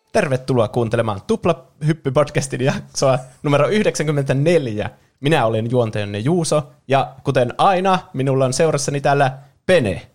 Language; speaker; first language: Finnish; native; Finnish